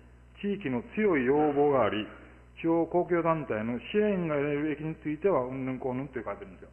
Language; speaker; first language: Japanese; native; Japanese